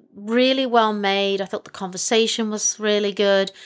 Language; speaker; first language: English; native; English